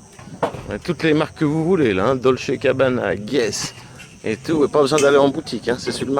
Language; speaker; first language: French; native; French